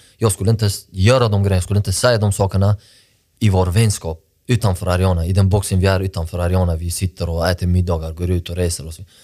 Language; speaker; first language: Swedish; early bilingual, other home language; Persian